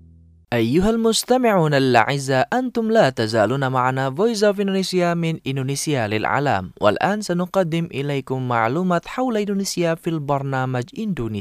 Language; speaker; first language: Arabic; non-native, fluent; Indonesian